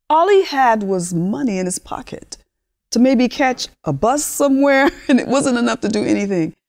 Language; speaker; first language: English; early bilingual, other home language; Spanish